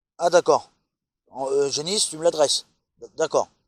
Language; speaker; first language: French; native; French